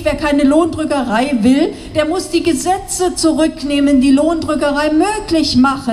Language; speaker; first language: German; native; German